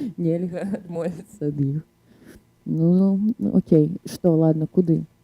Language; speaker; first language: Belarusian; non-native, local second language; Russian